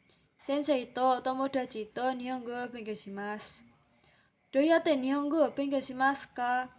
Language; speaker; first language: Japanese; non-native, learner; Indonesian